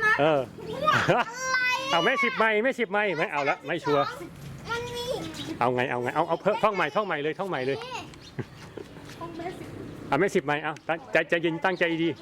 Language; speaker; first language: Thai; native; Thai